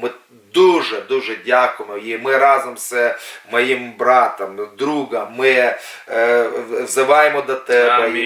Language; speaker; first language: Ukrainian; non-native, local second language; Russian